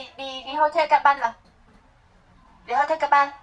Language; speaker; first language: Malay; non-native, learner; Vietnamese